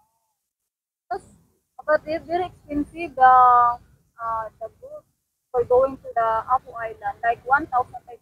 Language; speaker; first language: English; non-native, learner; Cebuano